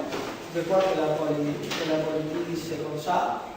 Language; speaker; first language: French; non-native, learner; Spanish